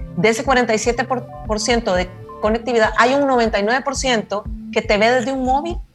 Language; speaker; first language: Spanish; native; Spanish